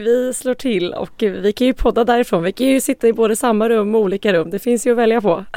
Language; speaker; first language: Swedish; native; Swedish